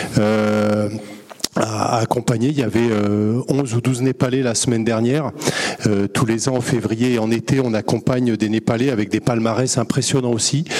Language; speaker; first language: French; native; French